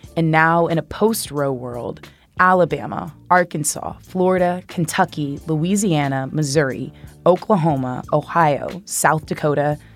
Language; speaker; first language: English; native; English